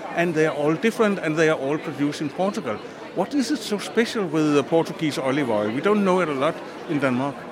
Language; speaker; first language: English; non-native, fluent; Danish